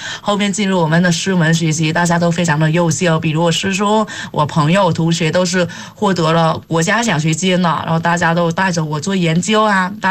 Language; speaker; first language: Chinese; non-native, fluent; Vietnamese